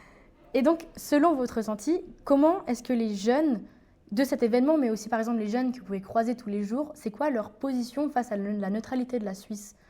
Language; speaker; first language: French; native; French